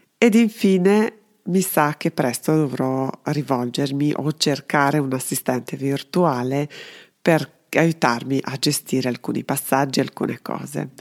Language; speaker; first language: Italian; non-native, fluent; Serbian